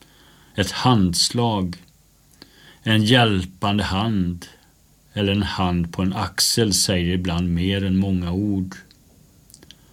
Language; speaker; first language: Swedish; native; Swedish